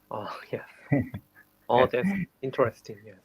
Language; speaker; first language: English; non-native, learner; Korean